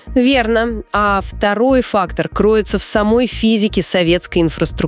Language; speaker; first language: Russian; native; Russian